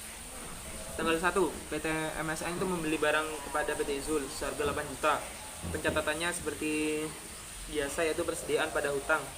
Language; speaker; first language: Indonesian; native; Indonesian